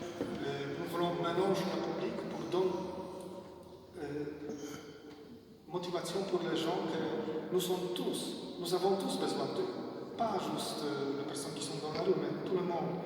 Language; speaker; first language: French; non-native, learner; Polish